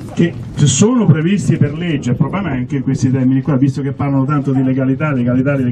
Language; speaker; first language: Italian; native; Italian